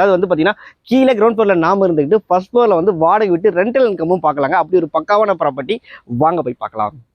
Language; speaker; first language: Tamil; native; Tamil